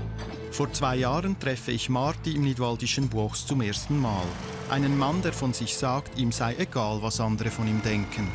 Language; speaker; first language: German; native; German